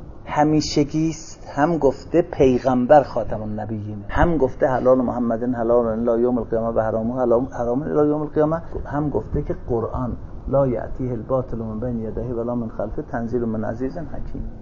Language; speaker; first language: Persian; native; Persian